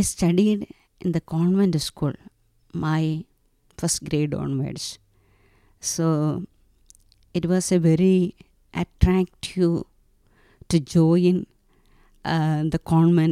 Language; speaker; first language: English; non-native, local second language; Malayalam